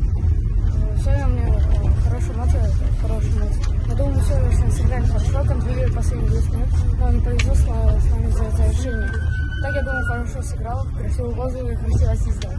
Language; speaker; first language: Russian; non-native, local second language; Kazakh